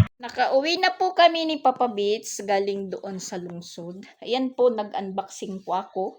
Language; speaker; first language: Filipino; native; Filipino